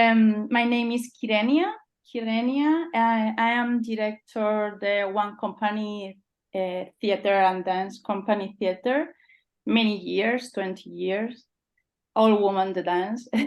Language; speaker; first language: English; non-native, learner; Spanish